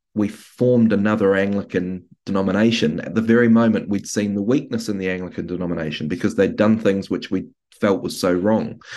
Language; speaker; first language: English; native; English